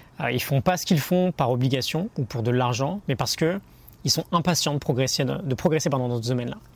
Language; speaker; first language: French; native; French